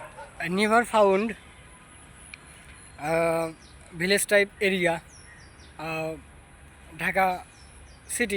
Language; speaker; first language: English; non-native, learner; Bangla